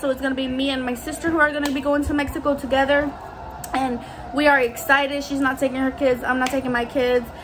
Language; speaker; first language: English; early bilingual, other home language; Spanish